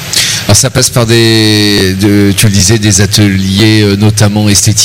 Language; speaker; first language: French; native; French